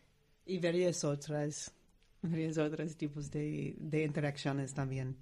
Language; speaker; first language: Spanish; non-native, fluent; English